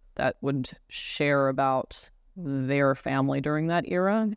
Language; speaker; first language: English; native; English